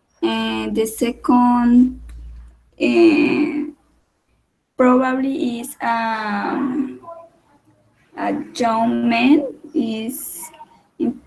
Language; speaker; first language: English; non-native, learner; Spanish